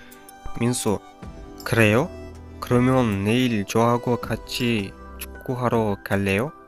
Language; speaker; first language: Korean; non-native, fluent; Kyrgyz